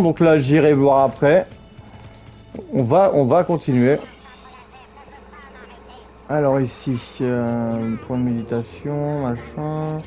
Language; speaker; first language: French; native; French